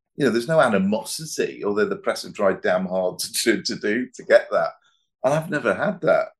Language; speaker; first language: English; native; English